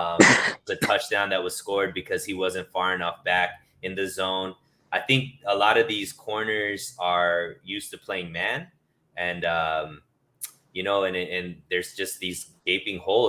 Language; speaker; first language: English; native; English